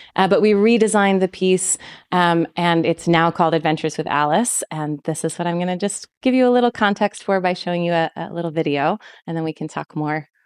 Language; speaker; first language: English; native; English